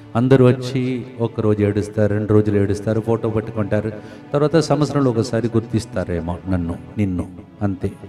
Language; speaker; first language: Telugu; non-native, fluent; Tamil